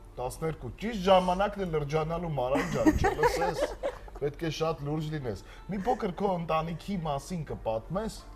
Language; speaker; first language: Armenian; native; Armenian